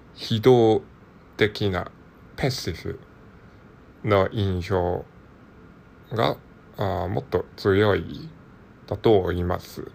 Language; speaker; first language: Japanese; non-native, learner; Cantonese